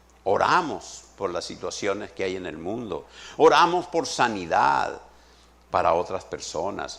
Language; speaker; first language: Spanish; native; Spanish